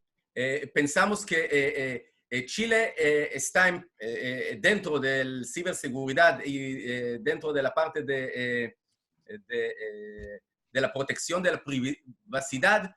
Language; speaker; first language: Spanish; non-native, fluent; Hebrew